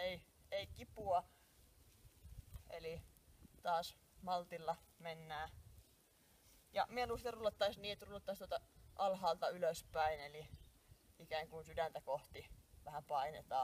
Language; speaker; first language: Finnish; native; Finnish